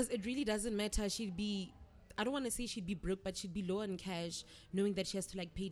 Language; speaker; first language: English; non-native, local second language; Tswana